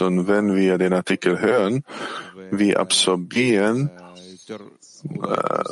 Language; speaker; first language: German; non-native, fluent; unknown